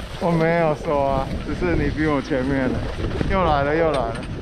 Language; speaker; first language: Chinese; native; Chinese